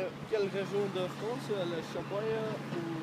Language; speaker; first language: French; non-native, learner; Dutch